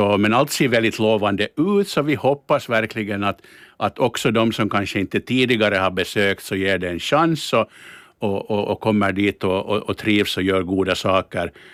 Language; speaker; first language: Swedish; native; Swedish